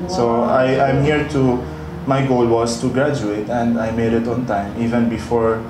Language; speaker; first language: English; non-native, fluent; Arabic